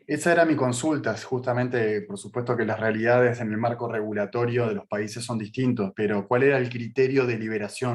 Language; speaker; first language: Spanish; native; Spanish